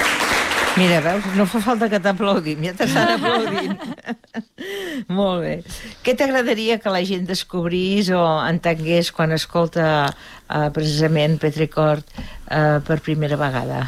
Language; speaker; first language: Catalan; native; Catalan